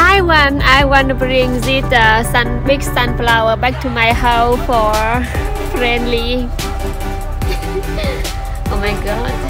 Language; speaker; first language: English; non-native, learner; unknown